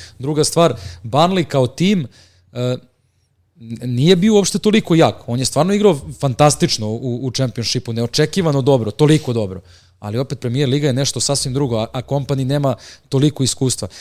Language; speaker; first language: Serbian; native; Serbian